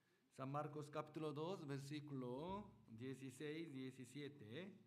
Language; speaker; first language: Spanish; non-native, learner; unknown